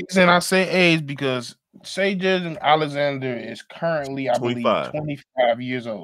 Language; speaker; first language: English; native; English